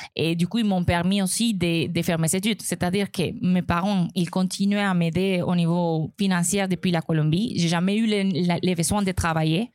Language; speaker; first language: French; non-native, fluent; Spanish